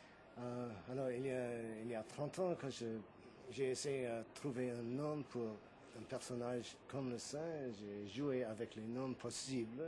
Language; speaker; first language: French; non-native, fluent; English